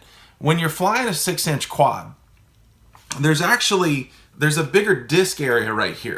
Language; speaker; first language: English; native; English